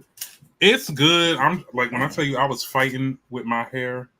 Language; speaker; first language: English; native; English